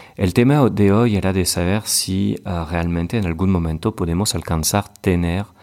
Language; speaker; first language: French; native; French